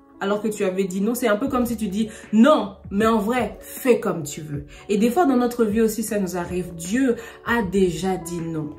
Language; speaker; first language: French; non-native, local second language; Lingala